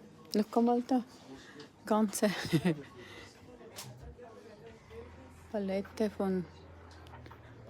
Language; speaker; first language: German; non-native, learner; Cebuano